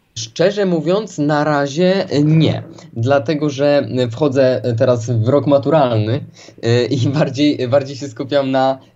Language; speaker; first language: Polish; native; Polish